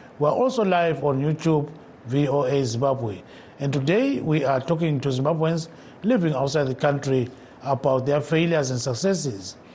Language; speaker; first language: English; non-native, local second language; North Ndebele